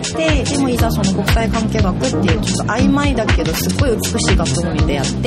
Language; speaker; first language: Japanese; non-native, fluent; Korean